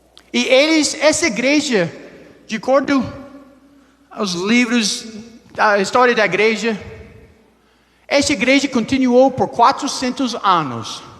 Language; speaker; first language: Portuguese; non-native, learner; English